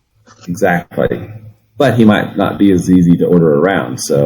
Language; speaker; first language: English; native; English